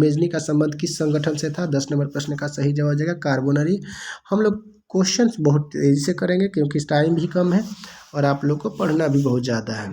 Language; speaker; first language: Hindi; non-native, local second language; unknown